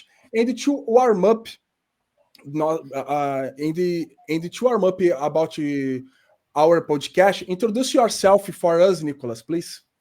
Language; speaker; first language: English; non-native, learner; Portuguese